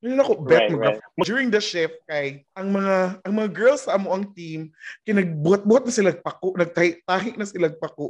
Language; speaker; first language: English; non-native, local second language; Cebuano